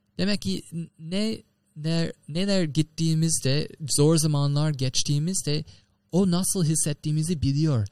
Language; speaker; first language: Turkish; non-native, fluent; English